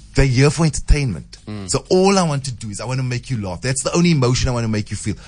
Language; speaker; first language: English; native; English